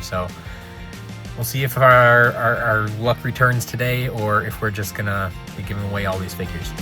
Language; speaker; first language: English; native; English